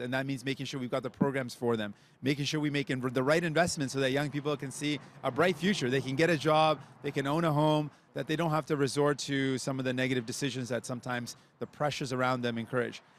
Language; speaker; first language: English; early bilingual, other home language; Punjabi